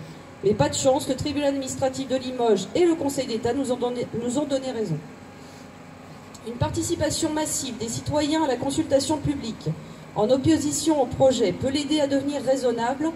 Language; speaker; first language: French; native; French